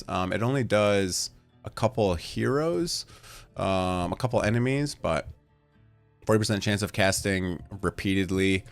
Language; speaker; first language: English; native; English